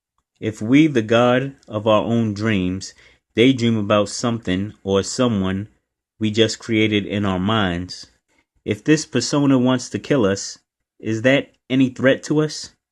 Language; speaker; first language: English; native; English